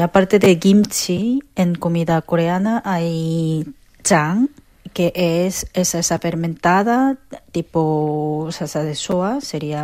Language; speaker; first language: Spanish; non-native, learner; Korean